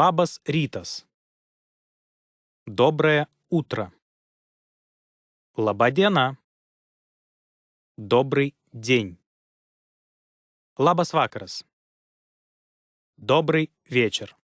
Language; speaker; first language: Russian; non-native, learner; Lithuanian